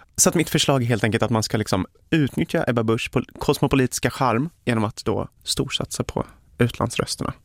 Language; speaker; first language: Swedish; native; Swedish